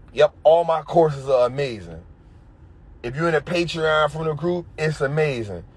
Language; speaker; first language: English; native; English